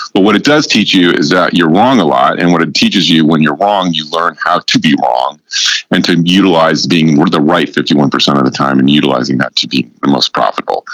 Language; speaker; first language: English; native; English